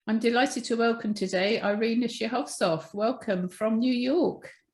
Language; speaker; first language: English; native; English